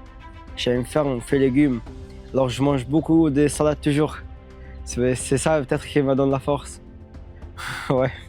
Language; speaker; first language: French; non-native, learner; Arabic